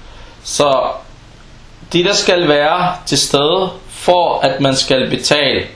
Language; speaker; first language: Danish; early bilingual, other home language; Arabic